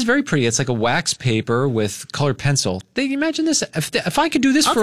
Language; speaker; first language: English; native; English